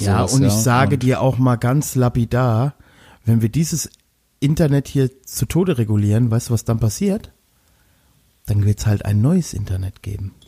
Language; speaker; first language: German; native; German